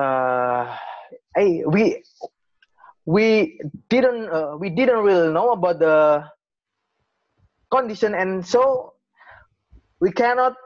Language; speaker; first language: English; non-native, learner; Indonesian